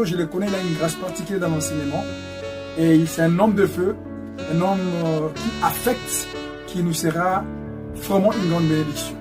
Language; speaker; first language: French; non-native, local second language; Lingala